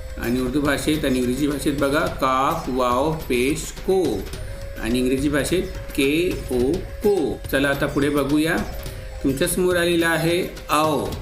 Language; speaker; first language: Marathi; non-native, local second language; Urdu